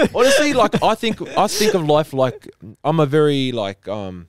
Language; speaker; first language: English; native; English